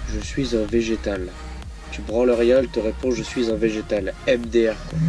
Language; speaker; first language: French; native; French